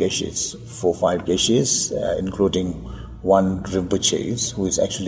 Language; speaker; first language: English; non-native, local second language; Tibetan